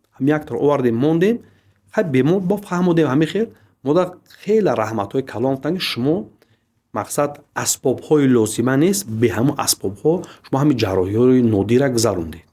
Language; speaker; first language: Tajik; native; Tajik